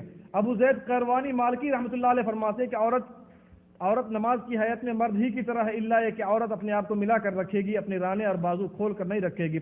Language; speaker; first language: Urdu; native; Urdu